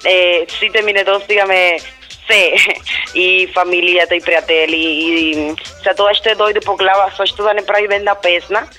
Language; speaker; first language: Macedonian; non-native, learner; Spanish